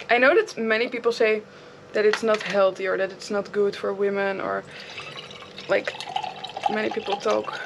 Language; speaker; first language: English; non-native, fluent; Dutch